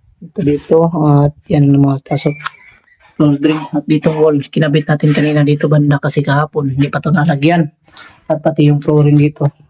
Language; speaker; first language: Filipino; non-native, local second language; Cebuano